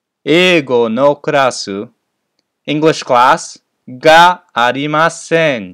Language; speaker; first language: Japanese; non-native, fluent; English